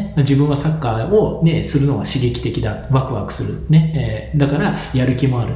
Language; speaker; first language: Japanese; native; Japanese